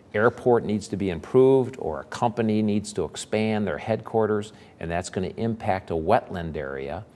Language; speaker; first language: English; native; English